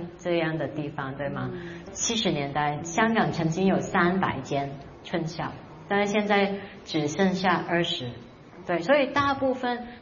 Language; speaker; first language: Chinese; non-native, local second language; Cantonese